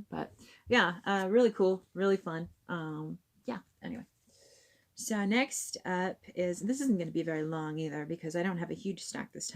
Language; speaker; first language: English; native; English